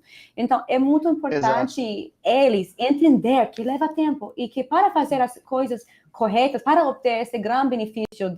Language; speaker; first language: Portuguese; non-native, fluent; Spanish